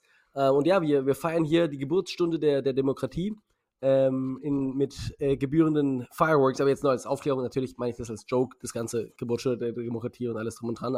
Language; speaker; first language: German; native; German